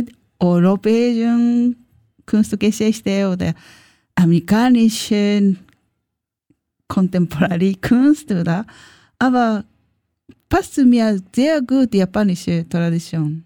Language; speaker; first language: German; non-native, learner; Japanese